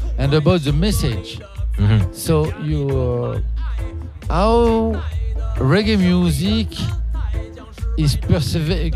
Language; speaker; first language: English; non-native, learner; French